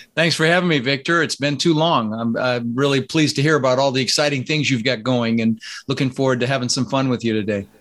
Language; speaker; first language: English; early bilingual, other home language; Dutch